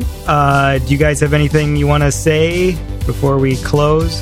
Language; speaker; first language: English; native; English